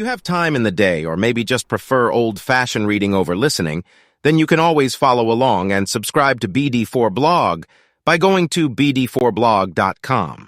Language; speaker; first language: English; native; English